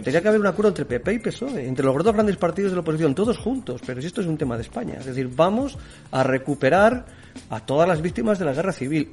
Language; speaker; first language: Spanish; native; Spanish